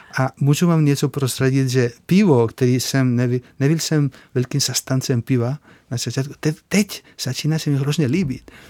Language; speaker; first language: Czech; non-native, fluent; Spanish